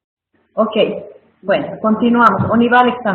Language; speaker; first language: Spanish; native; Spanish